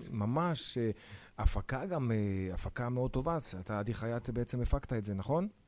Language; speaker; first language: Hebrew; native; Hebrew